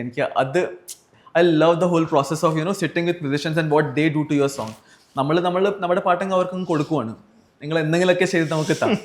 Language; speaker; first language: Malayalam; early bilingual, heritage; Malayalam